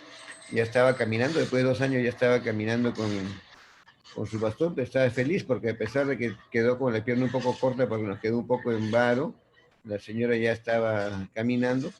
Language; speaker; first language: Spanish; native; Spanish